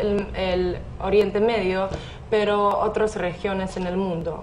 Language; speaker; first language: Spanish; non-native, fluent; English